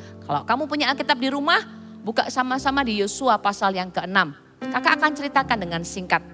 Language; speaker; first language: Indonesian; native; Indonesian